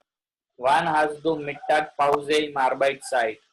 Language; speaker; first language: German; non-native, learner; Gujarati